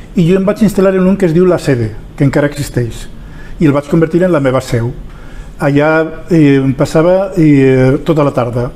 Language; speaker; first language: Catalan; non-native, local second language; Spanish